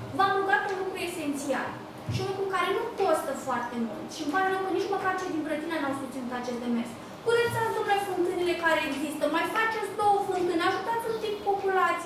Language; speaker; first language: Romanian; native; Romanian